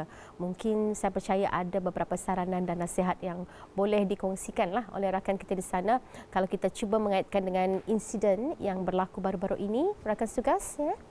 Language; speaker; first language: Malay; native; Malay